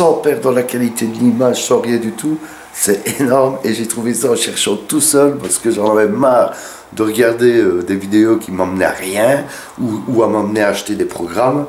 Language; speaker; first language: French; native; French